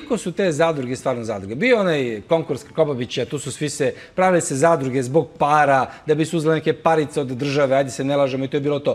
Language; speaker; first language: Serbian; native; Serbian